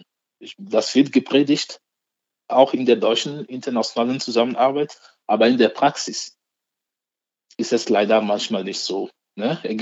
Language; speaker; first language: German; non-native, fluent; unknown